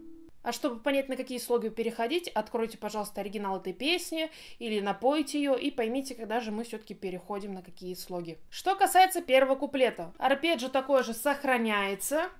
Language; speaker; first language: Russian; native; Russian